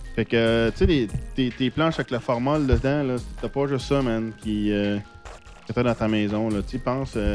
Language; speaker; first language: French; native; French